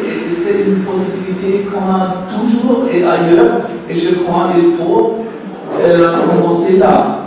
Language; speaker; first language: French; non-native, learner; German